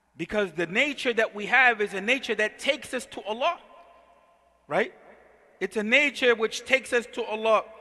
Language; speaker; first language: English; native; English